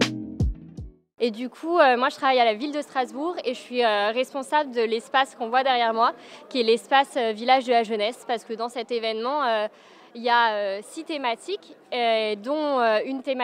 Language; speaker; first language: French; native; French